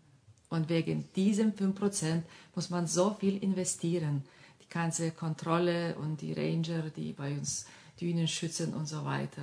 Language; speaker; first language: German; non-native, fluent; Lithuanian